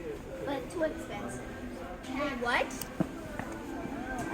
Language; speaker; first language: English; native; English